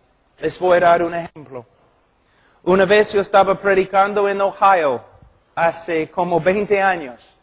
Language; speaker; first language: Spanish; non-native, fluent; English